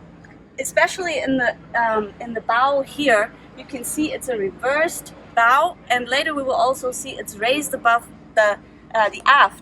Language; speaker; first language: English; non-native, fluent; German